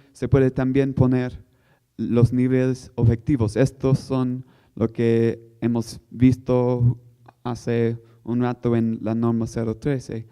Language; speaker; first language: Spanish; non-native, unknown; English